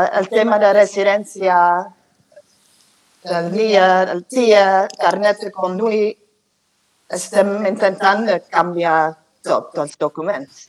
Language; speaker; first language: Catalan; non-native, fluent; English